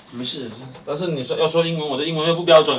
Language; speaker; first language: Chinese; native; Chinese